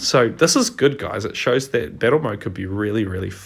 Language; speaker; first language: English; native; English